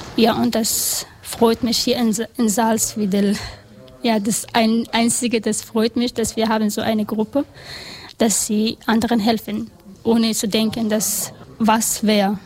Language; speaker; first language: German; non-native, learner; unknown